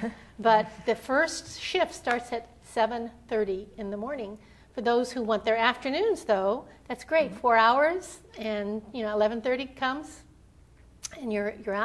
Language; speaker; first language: English; native; English